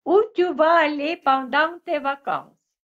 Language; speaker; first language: French; non-native, fluent; Russian